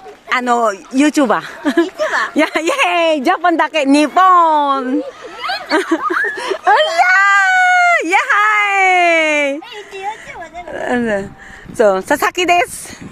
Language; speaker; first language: Japanese; non-native, learner; Filipino